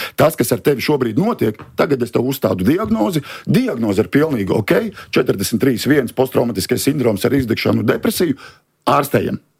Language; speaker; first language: Latvian; native; Latvian